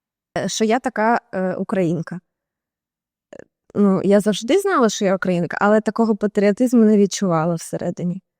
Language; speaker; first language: Ukrainian; native; Ukrainian